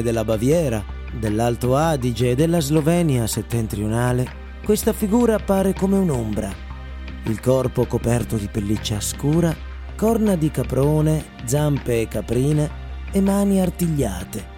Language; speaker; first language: Italian; native; Italian